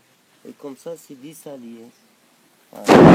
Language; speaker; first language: French; non-native, local second language; Arabic